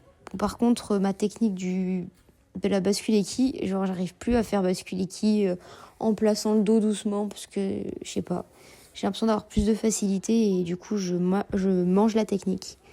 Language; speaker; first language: French; native; French